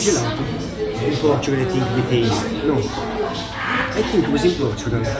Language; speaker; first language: English; non-native, learner; Italian